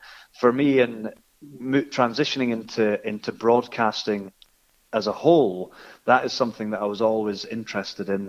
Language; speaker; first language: English; native; English